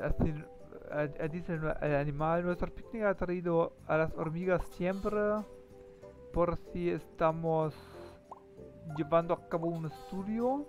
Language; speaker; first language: Spanish; non-native, learner; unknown